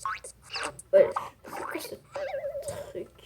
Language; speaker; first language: French; native; French